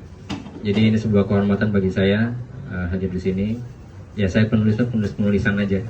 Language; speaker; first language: Indonesian; native; Indonesian